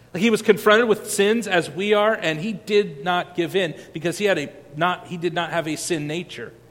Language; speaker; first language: English; native; English